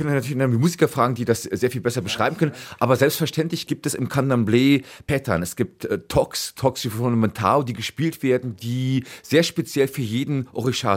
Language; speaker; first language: German; native; German